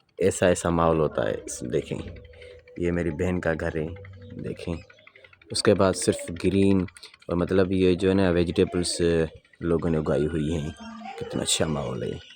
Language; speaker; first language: Urdu; non-native, local second language; Sindhi